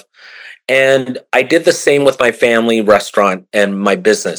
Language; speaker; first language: English; early bilingual, other home language; Japanese